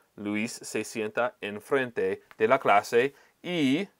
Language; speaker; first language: Spanish; non-native, fluent; English